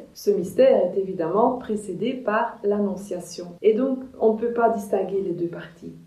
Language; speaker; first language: French; native; French